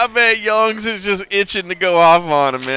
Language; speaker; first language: English; native; English